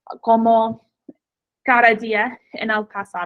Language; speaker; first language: Spanish; non-native, fluent; English